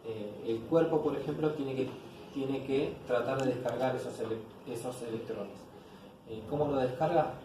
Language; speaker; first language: Spanish; native; Spanish